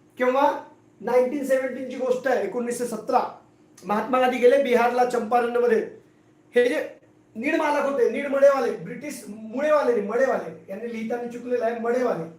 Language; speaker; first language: Marathi; non-native, local second language; Hindi